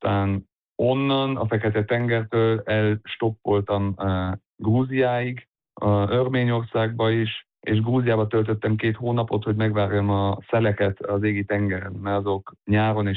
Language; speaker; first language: Hungarian; early bilingual, heritage; Hungarian